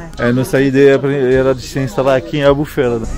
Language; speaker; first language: Portuguese; non-native, fluent; French